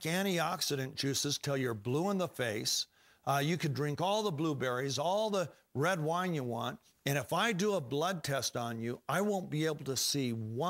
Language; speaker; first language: English; native; English